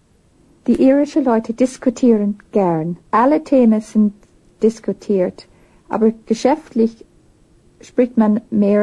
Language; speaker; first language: German; non-native, learner; English